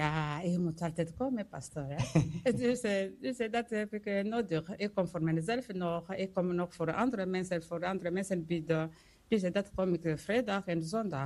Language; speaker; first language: Dutch; non-native, learner; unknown